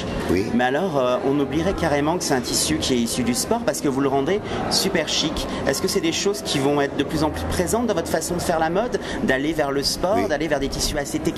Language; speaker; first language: French; native; French